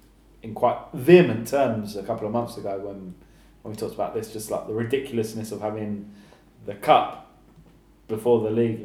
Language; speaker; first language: English; native; English